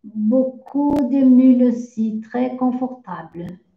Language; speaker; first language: French; non-native, fluent; Portuguese